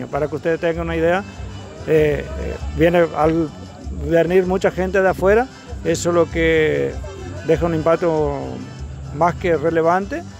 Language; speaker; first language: Spanish; native; Spanish